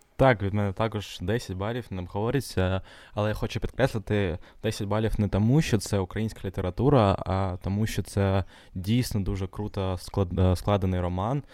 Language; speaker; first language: Ukrainian; non-native, local second language; Russian